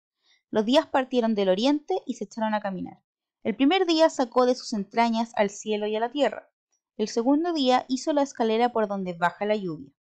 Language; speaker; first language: Spanish; native; Spanish